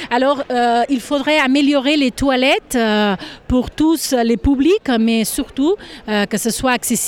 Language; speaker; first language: French; non-native, fluent; Catalan